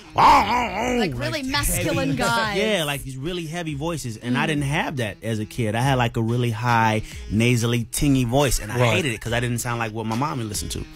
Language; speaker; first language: English; native; English